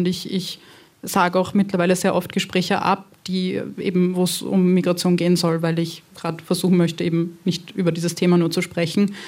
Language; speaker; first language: German; early bilingual, other home language; Croatian